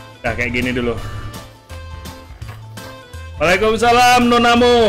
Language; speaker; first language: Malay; non-native, local second language; Javanese